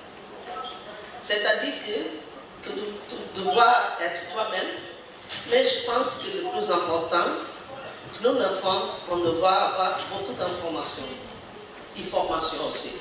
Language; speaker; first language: French; non-native, learner; Portuguese